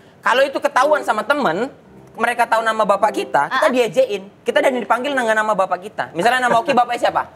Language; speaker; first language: Indonesian; native; Indonesian